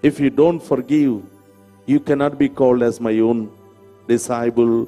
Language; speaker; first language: English; non-native, local second language; Telugu